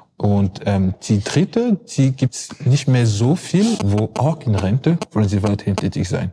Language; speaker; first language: German; non-native, fluent; French